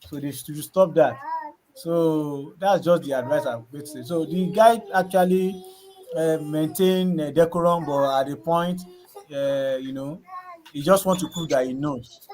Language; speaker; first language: English; non-native, local second language; Yoruba